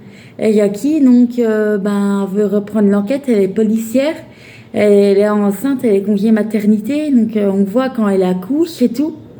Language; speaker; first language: French; native; French